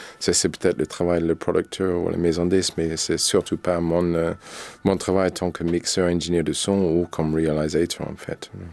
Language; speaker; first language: French; non-native, fluent; English